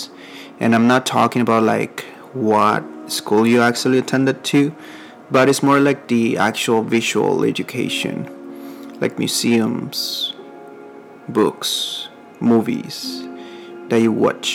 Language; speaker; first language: English; non-native, fluent; Spanish